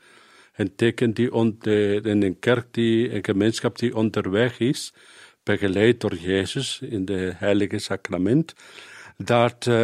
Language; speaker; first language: Dutch; non-native, learner; Spanish